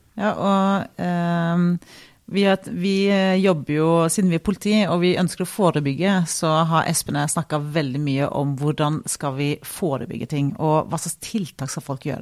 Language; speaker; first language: Norwegian; native; Norwegian